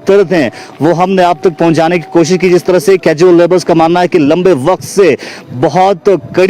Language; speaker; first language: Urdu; non-native, local second language; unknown